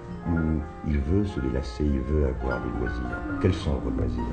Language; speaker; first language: French; native; French